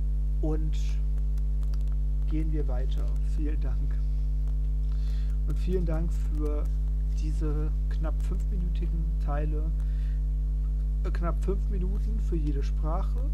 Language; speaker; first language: German; non-native, fluent; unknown